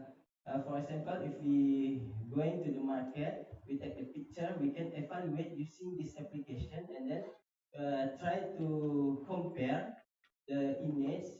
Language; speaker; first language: English; non-native, learner; Indonesian